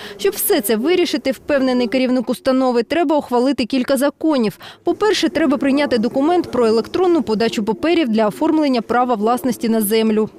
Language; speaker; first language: Ukrainian; native; Ukrainian